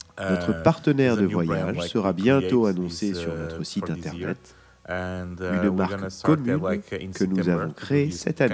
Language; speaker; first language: French; non-native, fluent; Portuguese